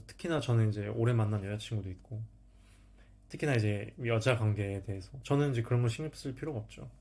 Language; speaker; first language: Korean; native; Korean